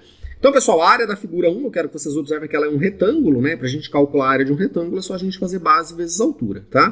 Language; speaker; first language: Portuguese; native; Portuguese